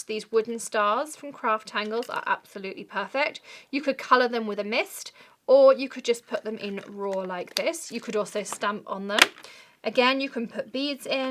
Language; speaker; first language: English; native; English